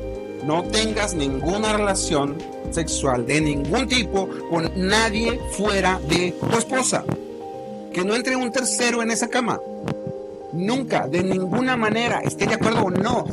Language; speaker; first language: Spanish; native; Spanish